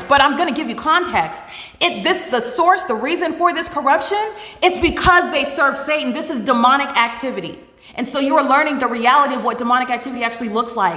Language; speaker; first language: English; native; English